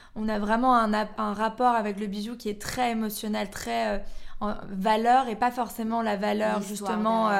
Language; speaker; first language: French; native; French